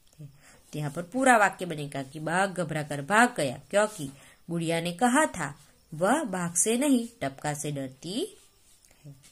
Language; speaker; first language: Hindi; non-native, local second language; Gujarati